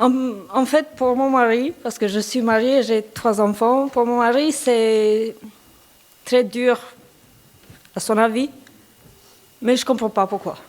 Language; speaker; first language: French; non-native, learner; Albanian